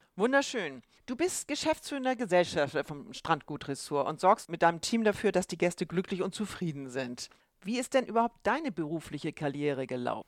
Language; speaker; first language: German; native; German